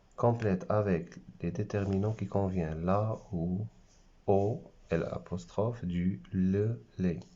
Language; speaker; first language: French; non-native, local second language; Arabic